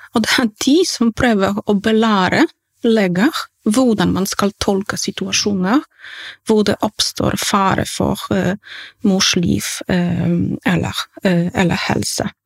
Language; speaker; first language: Norwegian; non-native, fluent; Polish